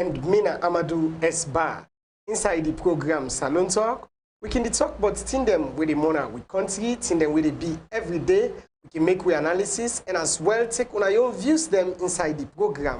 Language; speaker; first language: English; non-native, local second language; Krio